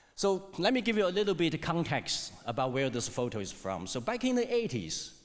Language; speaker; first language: English; non-native, fluent; Chinese